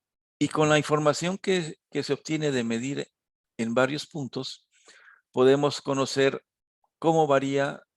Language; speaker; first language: Spanish; native; Spanish